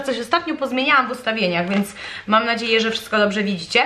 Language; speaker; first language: Polish; native; Polish